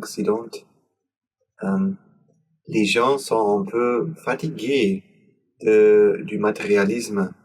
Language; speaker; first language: French; non-native, learner; German